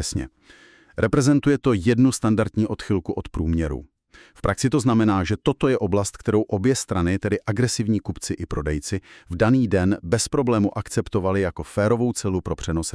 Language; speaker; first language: Czech; native; Czech